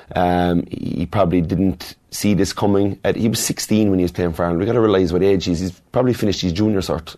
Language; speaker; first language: English; native; English